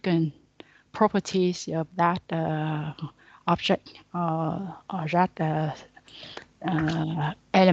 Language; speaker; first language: English; non-native, learner; Vietnamese